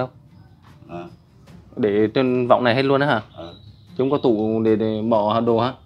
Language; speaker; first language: Vietnamese; native; Vietnamese